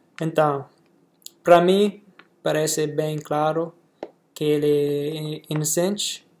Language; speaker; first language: Portuguese; non-native, learner; English